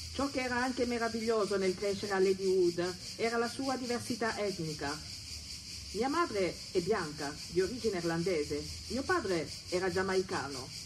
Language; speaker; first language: Italian; non-native, fluent; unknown